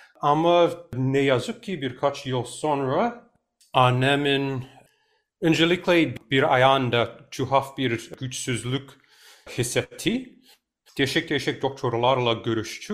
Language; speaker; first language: Turkish; non-native, fluent; English